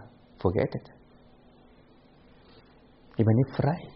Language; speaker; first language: Dutch; non-native, fluent; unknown